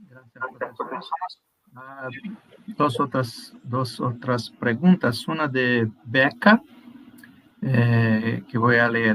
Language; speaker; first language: Spanish; non-native, fluent; Portuguese